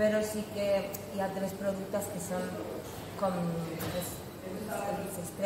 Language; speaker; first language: Catalan; non-native, learner; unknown